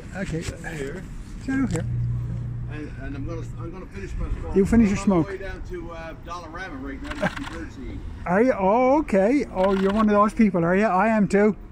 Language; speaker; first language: English; native; English